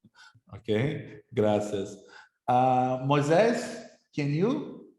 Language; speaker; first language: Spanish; non-native, learner; Portuguese